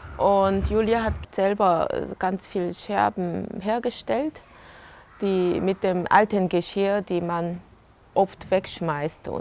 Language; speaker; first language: German; non-native, learner; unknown